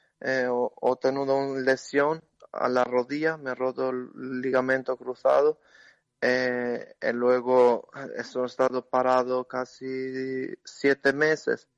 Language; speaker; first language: Spanish; non-native, learner; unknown